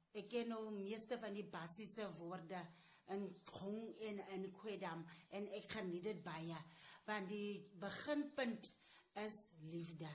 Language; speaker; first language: Afrikaans; non-native, local second language; Tswana